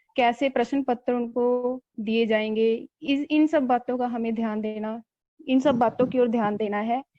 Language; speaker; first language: Hindi; non-native, local second language; Punjabi